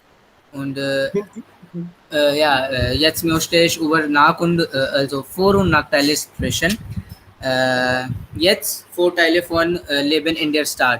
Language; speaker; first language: German; non-native, learner; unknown